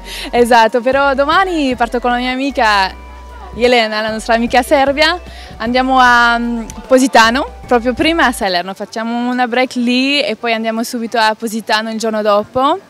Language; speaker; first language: Italian; non-native, fluent; Swedish